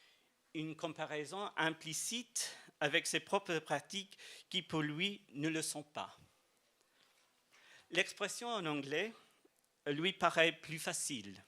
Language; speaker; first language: French; non-native, fluent; English